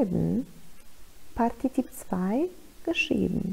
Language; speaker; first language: German; non-native, fluent; Polish